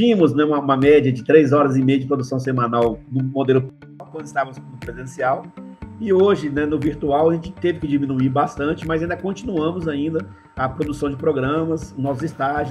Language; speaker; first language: Portuguese; native; Portuguese